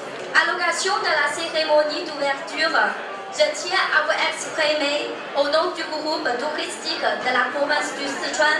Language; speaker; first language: French; non-native, learner; Chinese